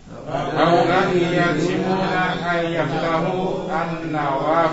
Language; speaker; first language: Arabic; non-native, learner; Indonesian